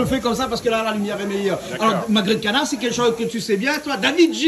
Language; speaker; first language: French; native; French